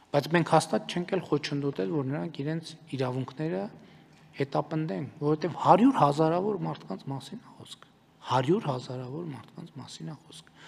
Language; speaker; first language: Armenian; native; Armenian